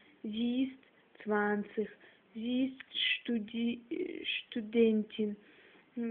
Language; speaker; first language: German; non-native, learner; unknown